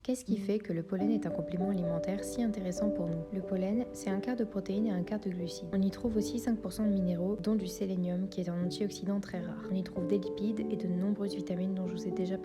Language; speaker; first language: French; native; French